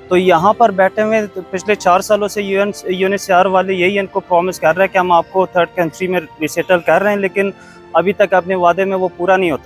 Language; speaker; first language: Hindi; non-native, fluent; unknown